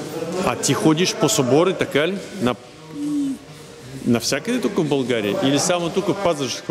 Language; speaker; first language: Bulgarian; non-native, learner; Russian